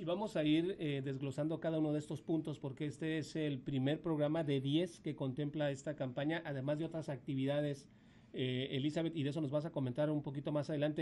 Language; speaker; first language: Spanish; native; Spanish